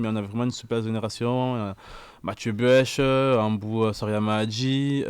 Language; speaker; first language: French; native; French